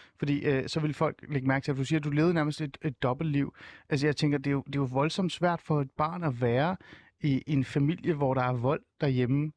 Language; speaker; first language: Danish; early bilingual, other home language; Persian